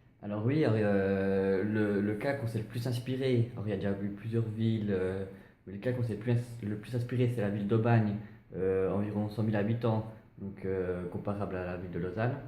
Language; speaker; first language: French; native; French